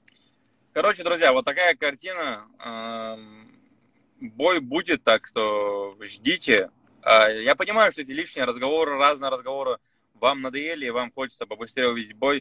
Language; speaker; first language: Russian; native; Russian